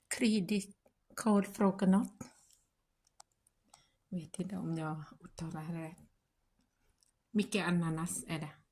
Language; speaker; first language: Swedish; non-native, learner; Thai